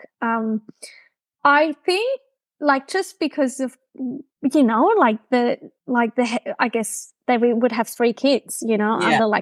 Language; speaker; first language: English; non-native, fluent; German